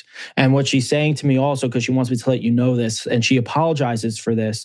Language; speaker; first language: English; native; English